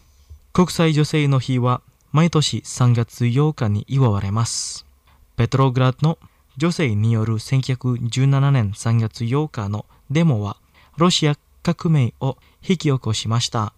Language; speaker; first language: Japanese; non-native, fluent; Indonesian